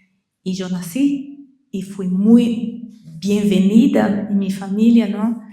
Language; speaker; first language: Spanish; non-native, learner; Portuguese